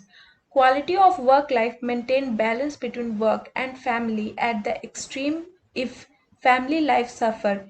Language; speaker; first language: English; non-native, local second language; Hindi